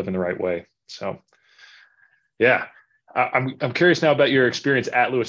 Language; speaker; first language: English; native; English